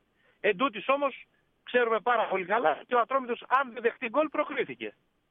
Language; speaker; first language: Greek; native; Greek